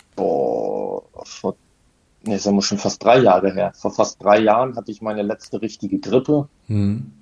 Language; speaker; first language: German; native; German